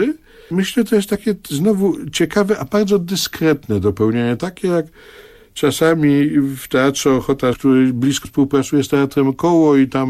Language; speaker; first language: Polish; native; Polish